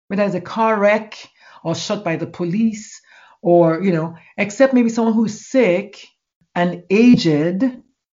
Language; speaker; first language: English; non-native, local second language; Igbo